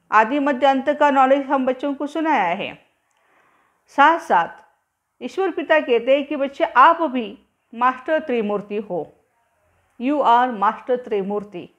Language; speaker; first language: Hindi; non-native, local second language; Marathi